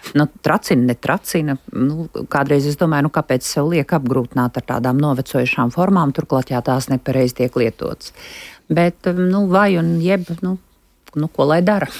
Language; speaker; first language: Latvian; native; Latvian